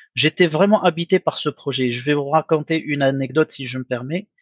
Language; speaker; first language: French; non-native, local second language; Arabic